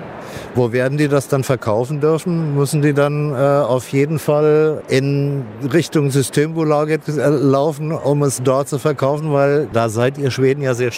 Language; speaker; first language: German; native; German